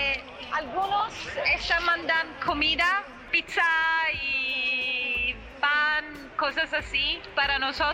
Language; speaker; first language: Spanish; non-native, fluent; Italian